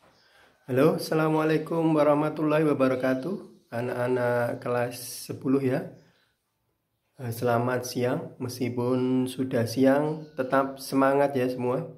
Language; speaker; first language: Indonesian; native; Indonesian